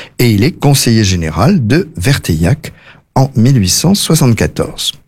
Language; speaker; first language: French; native; French